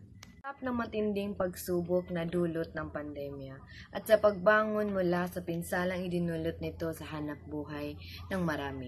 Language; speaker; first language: Filipino; native; Filipino